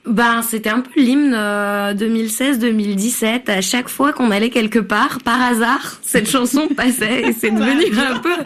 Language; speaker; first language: French; native; French